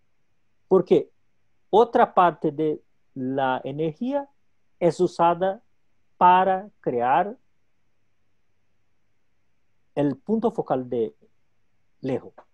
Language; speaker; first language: Spanish; non-native, local second language; Portuguese